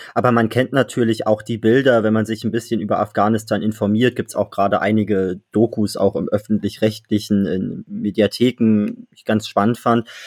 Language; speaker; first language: German; native; German